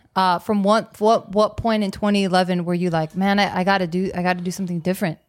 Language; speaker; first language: English; native; English